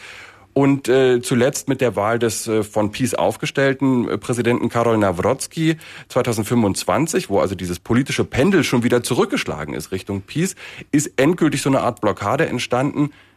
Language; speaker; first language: German; native; German